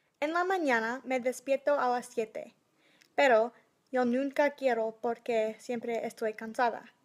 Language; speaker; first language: Spanish; non-native, learner; English